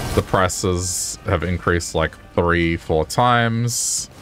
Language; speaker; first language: English; native; English